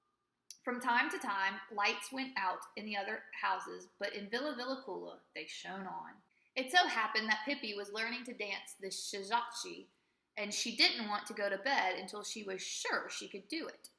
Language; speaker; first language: English; native; English